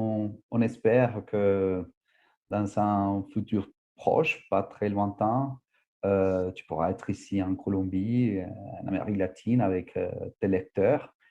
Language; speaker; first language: French; non-native, fluent; Spanish